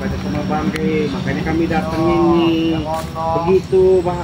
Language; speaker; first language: Indonesian; native; Indonesian